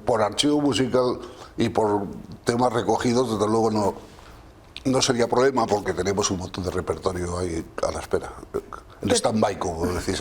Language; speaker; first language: Spanish; native; Spanish